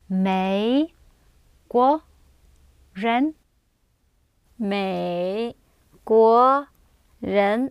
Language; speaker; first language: Chinese; non-native, learner; English